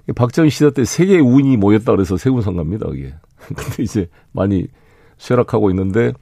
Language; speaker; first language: Korean; native; Korean